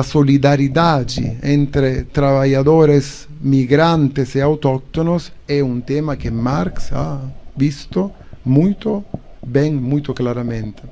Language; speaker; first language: Portuguese; non-native, learner; Italian